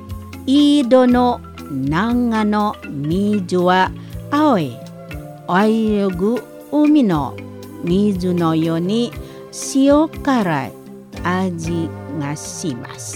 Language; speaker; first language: Japanese; non-native, learner; Indonesian